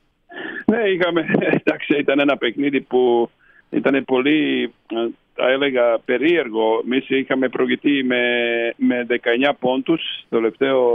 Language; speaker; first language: Greek; non-native, fluent; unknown